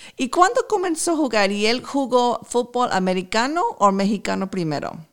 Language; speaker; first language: Spanish; early bilingual, heritage; Spanish